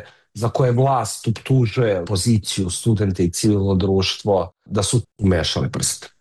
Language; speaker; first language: Serbian; native; Serbian